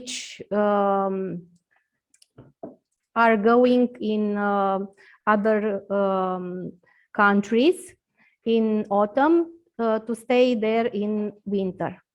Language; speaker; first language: English; non-native, learner; Romanian